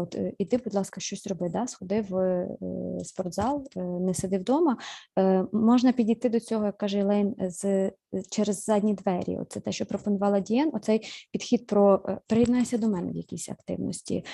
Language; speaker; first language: Ukrainian; native; Ukrainian